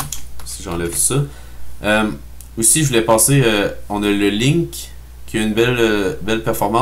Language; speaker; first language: French; native; French